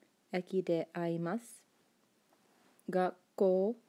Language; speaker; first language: Japanese; non-native, fluent; English